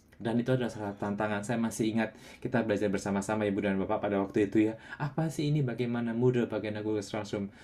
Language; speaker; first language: Indonesian; non-native, local second language; Javanese